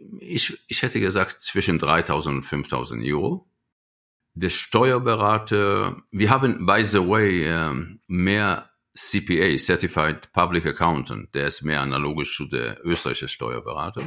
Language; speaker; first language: German; non-native, fluent; Hebrew